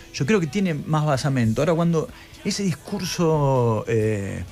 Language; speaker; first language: Spanish; native; Spanish